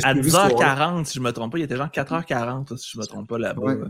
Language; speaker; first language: French; native; French